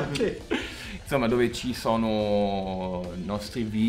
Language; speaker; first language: Italian; native; Italian